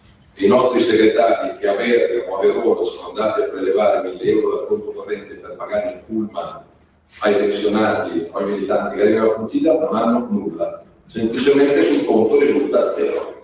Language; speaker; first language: Italian; native; Italian